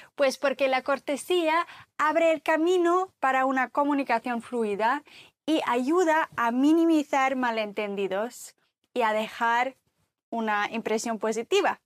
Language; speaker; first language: Spanish; non-native, fluent; German